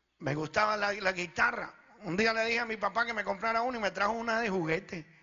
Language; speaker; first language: Spanish; early bilingual, other home language; Italian